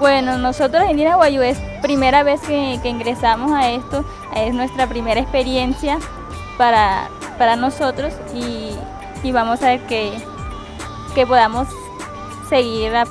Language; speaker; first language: Spanish; non-native, local second language; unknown